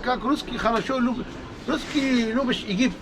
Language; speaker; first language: Russian; non-native, learner; Arabic